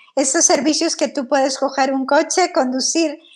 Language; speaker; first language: Spanish; native; Spanish